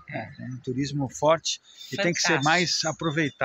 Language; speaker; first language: Portuguese; native; Portuguese